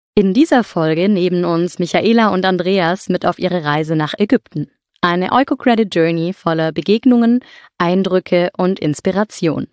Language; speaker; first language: German; native; German